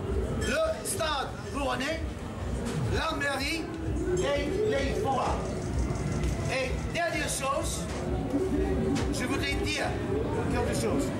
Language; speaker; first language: French; non-native, fluent; English